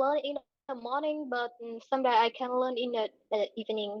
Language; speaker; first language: English; non-native, learner; Vietnamese